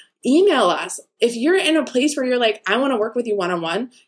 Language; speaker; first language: English; native; English